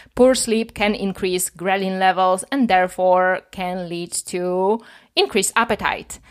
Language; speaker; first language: English; non-native, fluent; Polish